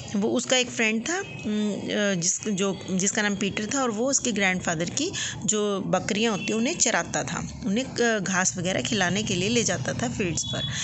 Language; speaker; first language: Hindi; native; Hindi